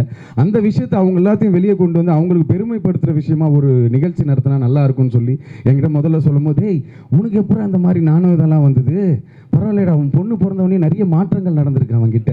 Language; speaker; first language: Tamil; native; Tamil